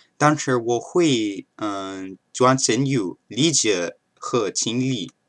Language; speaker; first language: Chinese; non-native, learner; English